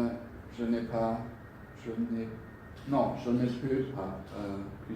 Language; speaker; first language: French; non-native, learner; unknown